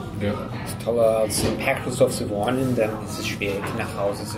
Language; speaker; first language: German; non-native, fluent; English